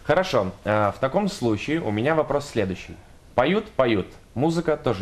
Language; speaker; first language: Russian; native; Russian